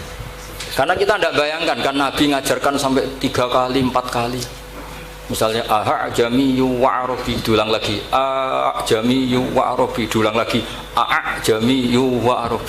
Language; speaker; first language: Indonesian; non-native, local second language; Javanese